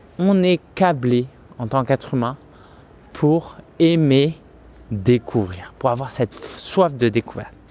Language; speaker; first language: French; early bilingual, other home language; Chinese